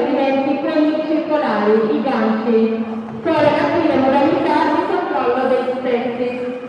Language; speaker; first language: Italian; native; Italian